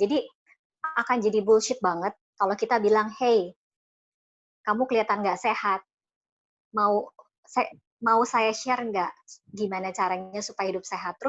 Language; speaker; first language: Indonesian; native; Indonesian